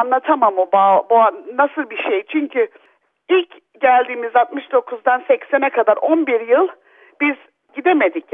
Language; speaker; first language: Turkish; early bilingual, other home language; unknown